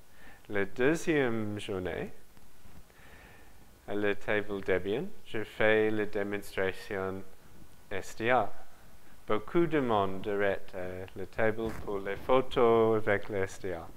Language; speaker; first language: French; non-native, learner; English